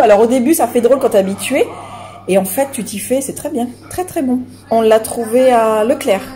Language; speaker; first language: French; native; French